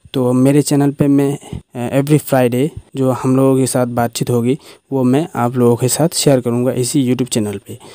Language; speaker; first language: Hindi; native; Hindi